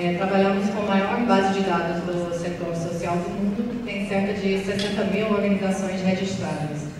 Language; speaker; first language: Portuguese; non-native, fluent; English